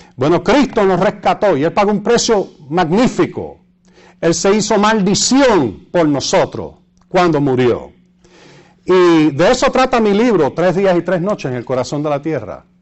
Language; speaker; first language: Spanish; early bilingual, heritage; Spanish